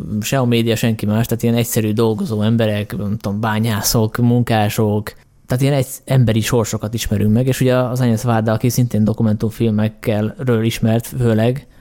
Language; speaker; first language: Hungarian; native; Hungarian